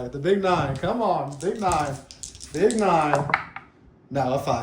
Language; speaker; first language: English; native; English